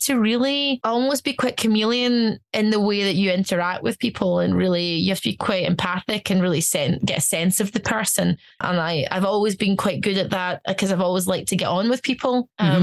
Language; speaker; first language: English; native; English